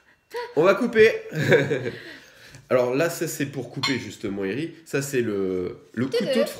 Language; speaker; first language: French; native; French